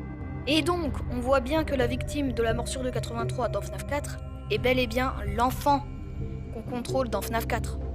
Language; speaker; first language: French; native; French